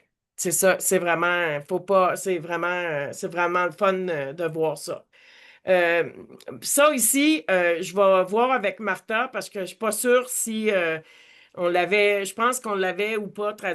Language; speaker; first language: French; native; French